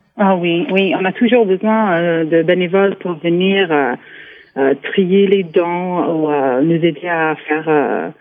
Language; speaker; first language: French; non-native, fluent; English